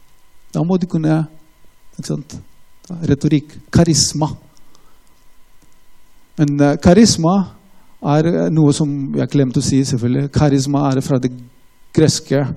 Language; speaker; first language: Norwegian; non-native, fluent; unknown